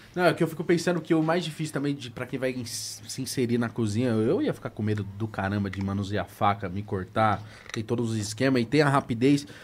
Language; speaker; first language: Portuguese; native; Portuguese